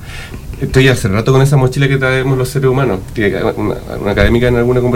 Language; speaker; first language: Spanish; native; Spanish